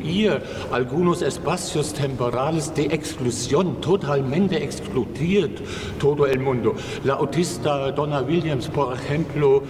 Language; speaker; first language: Spanish; non-native, fluent; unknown